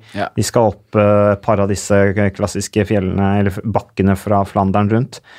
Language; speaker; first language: Norwegian; native; Norwegian